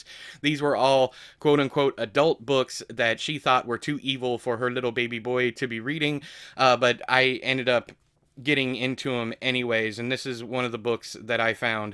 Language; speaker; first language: English; native; English